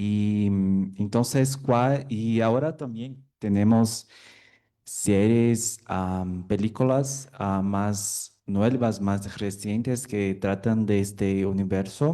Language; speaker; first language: Spanish; non-native, fluent; Portuguese